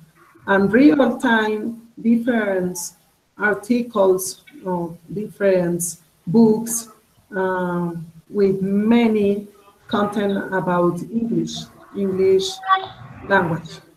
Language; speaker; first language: English; non-native, learner; Spanish